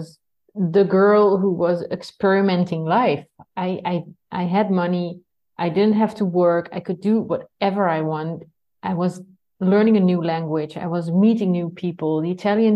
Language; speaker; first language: English; non-native, fluent; Dutch